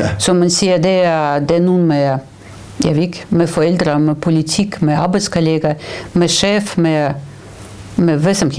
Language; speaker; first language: Danish; non-native, fluent; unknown